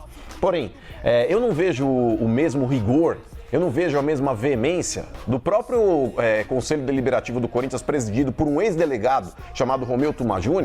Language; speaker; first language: Portuguese; native; Portuguese